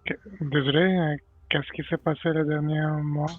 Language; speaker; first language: French; non-native, learner; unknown